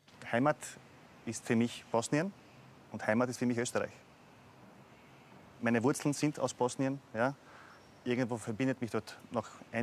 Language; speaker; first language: German; non-native, fluent; Bosnian